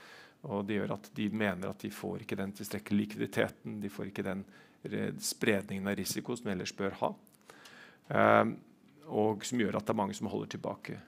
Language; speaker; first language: Norwegian; native; Norwegian